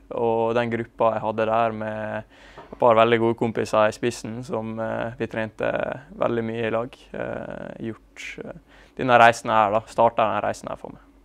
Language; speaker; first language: Norwegian; native; Norwegian